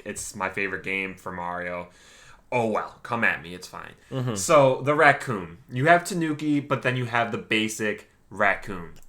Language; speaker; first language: English; native; English